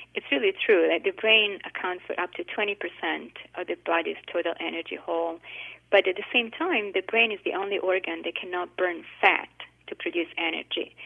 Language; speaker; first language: English; non-native, fluent; Italian